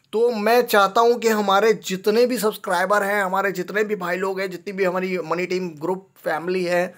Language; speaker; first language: Hindi; native; Hindi